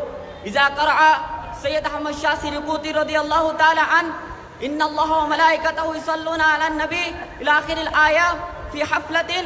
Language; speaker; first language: Arabic; non-native, learner; Bangla